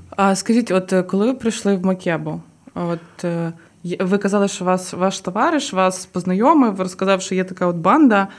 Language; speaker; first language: Ukrainian; non-native, local second language; Russian